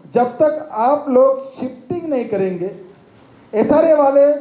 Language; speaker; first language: Hindi; non-native, local second language; Marathi